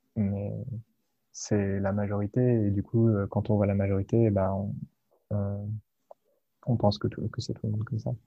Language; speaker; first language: French; native; French